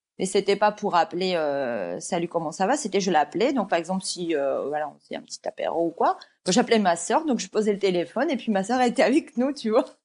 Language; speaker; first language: French; early bilingual, other home language; Georgian